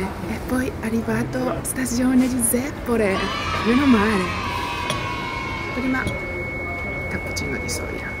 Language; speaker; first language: Italian; non-native, learner; Japanese